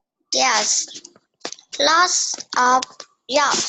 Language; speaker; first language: English; non-native, learner; Vietnamese